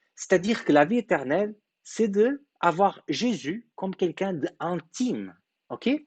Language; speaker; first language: French; non-native, fluent; Portuguese